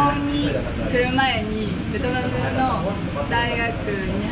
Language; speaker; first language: Japanese; non-native, fluent; Vietnamese